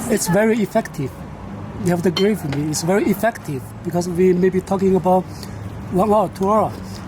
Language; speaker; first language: English; non-native, learner; Chinese